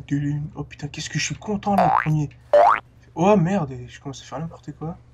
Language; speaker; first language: French; native; French